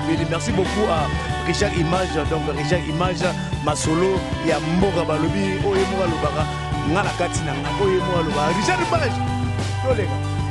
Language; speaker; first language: French; non-native, local second language; Lingala